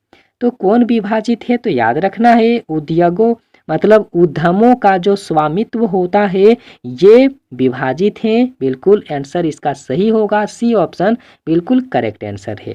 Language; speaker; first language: Hindi; native; Hindi